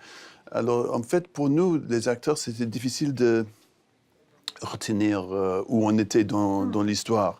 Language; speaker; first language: French; non-native, fluent; English